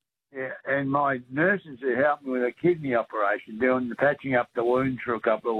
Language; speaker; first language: English; native; English